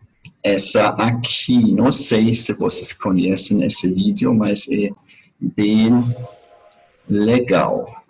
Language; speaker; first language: Portuguese; non-native, fluent; German